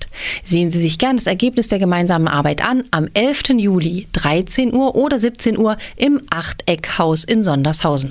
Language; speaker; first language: German; native; German